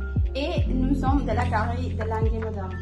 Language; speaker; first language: French; non-native, learner; Spanish